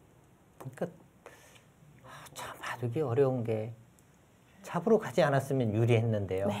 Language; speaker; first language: Korean; native; Korean